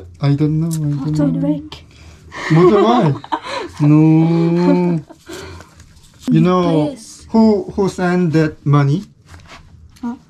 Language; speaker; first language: English; non-native, learner; Korean